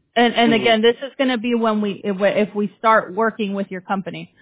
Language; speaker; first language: English; early bilingual, other home language; Spanish